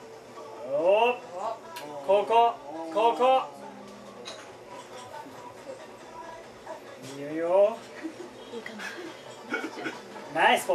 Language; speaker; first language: Japanese; native; Japanese